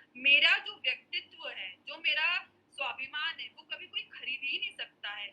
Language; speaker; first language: Hindi; native; Hindi